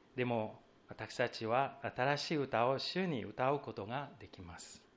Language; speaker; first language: Japanese; non-native, fluent; Chinese